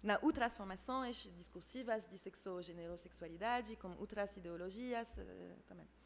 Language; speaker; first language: Portuguese; non-native, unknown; French